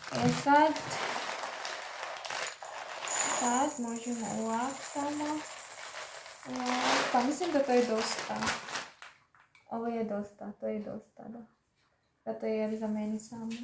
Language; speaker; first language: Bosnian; non-native, learner; Filipino